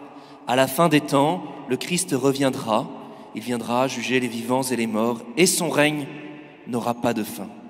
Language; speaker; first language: French; native; French